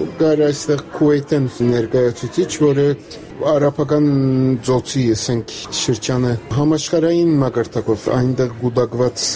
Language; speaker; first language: Armenian; native; Armenian